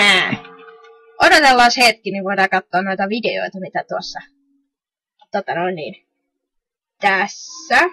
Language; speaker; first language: Finnish; native; Finnish